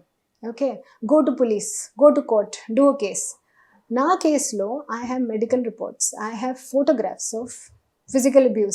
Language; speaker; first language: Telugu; non-native, learner; Hindi